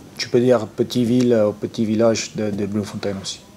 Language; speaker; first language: French; non-native, fluent; Afrikaans